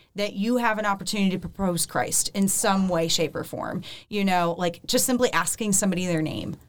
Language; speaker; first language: English; native; English